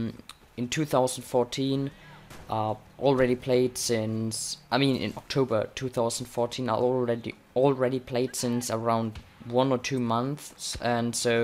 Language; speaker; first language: English; non-native, fluent; Swiss German